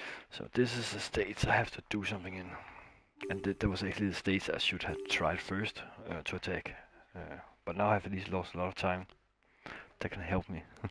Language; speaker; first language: English; non-native, fluent; Danish